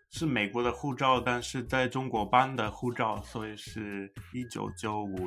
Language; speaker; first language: Chinese; early bilingual, heritage; Chinese